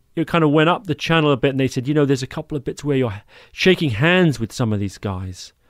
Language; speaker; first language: English; native; English